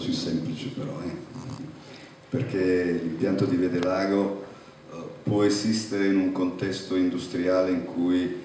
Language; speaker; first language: Italian; native; Italian